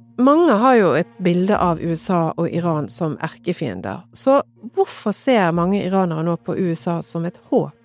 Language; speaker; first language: Norwegian; native; Norwegian